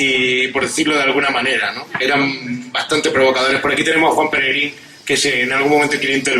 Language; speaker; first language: Spanish; native; Spanish